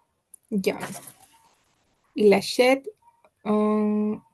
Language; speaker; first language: French; non-native, learner; Spanish